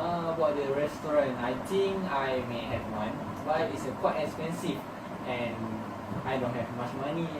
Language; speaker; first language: English; non-native, learner; Malay